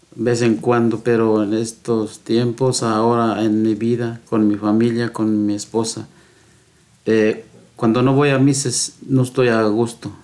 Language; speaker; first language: Spanish; native; Spanish